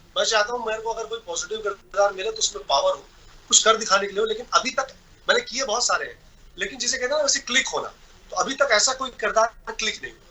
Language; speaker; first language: Hindi; non-native, local second language; Bhojpuri